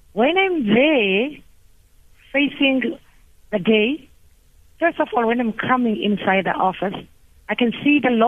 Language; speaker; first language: English; non-native, local second language; Zulu